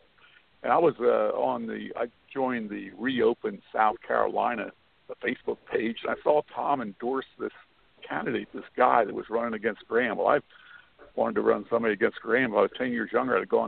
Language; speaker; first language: English; native; English